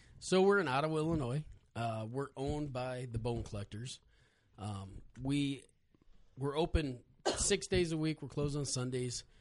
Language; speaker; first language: English; native; English